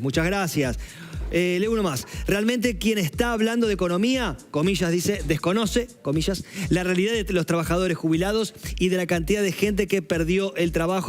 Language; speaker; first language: Spanish; native; Spanish